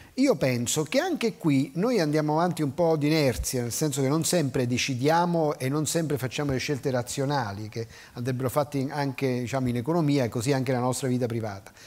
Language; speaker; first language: Italian; native; Italian